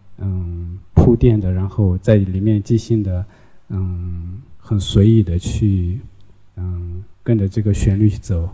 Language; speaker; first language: Chinese; non-native, local second language; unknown